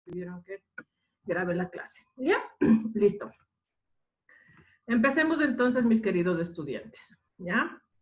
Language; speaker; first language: Spanish; native; Spanish